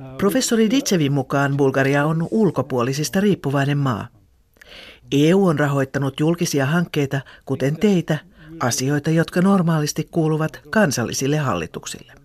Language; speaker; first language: Finnish; native; Finnish